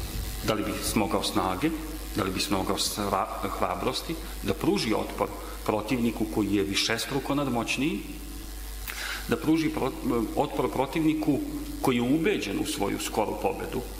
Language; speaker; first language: Serbian; native; Serbian